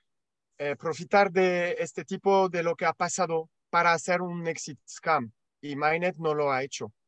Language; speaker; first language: Spanish; non-native, learner; French